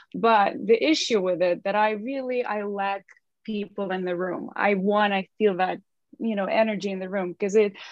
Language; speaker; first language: English; non-native, fluent; Ukrainian